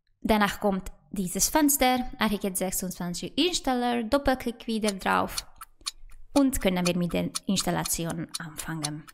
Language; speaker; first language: German; non-native, fluent; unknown